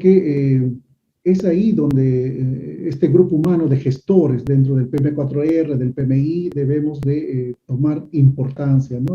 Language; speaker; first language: Spanish; native; Spanish